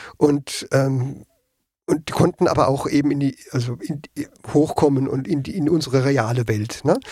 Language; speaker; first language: German; native; German